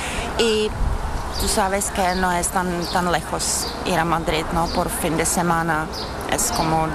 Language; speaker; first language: Spanish; non-native, fluent; Czech